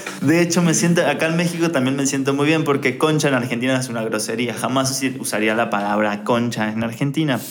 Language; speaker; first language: Spanish; native; Spanish